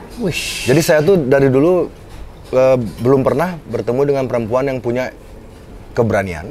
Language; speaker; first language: Indonesian; native; Indonesian